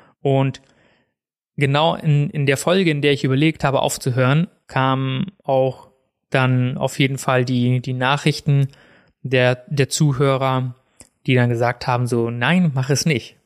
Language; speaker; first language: German; native; German